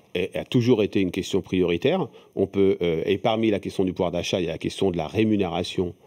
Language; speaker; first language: French; native; French